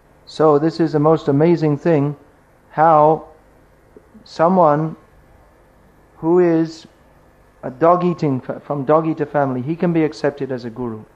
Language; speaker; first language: English; native; English